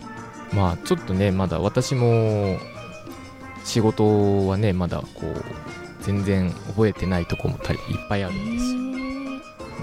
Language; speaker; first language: Japanese; native; Japanese